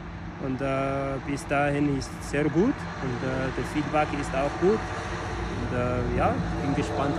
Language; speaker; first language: German; non-native, learner; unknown